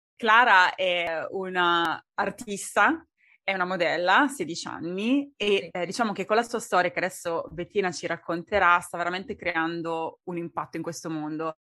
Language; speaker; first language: Italian; native; Italian